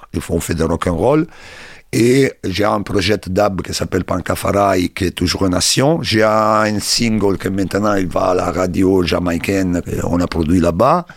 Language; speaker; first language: French; non-native, learner; Italian